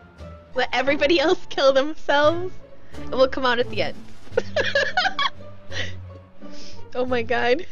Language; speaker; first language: English; native; English